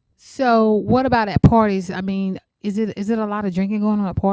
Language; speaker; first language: English; native; English